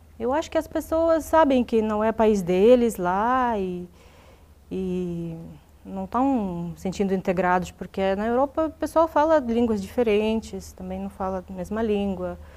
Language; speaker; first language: Portuguese; non-native, fluent; Russian